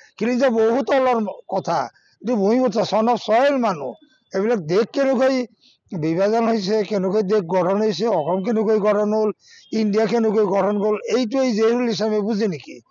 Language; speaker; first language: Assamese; non-native, local second language; Bangla